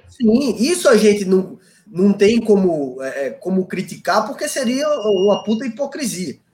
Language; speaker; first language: Portuguese; native; Portuguese